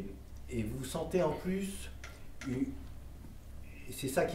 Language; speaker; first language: French; native; French